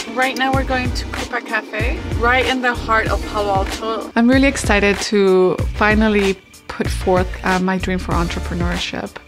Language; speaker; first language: English; early bilingual, other home language; Spanish